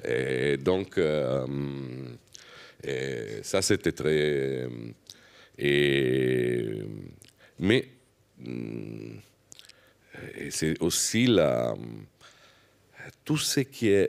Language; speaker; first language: French; non-native, fluent; Italian